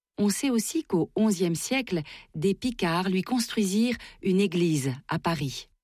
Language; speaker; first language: French; native; French